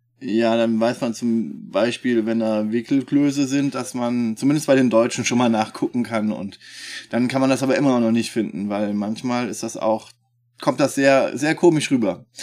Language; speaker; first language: German; native; German